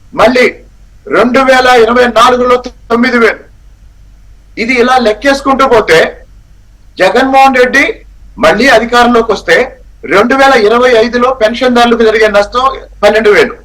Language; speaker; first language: Telugu; native; Telugu